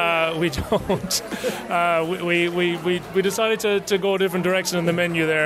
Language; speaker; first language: English; native; English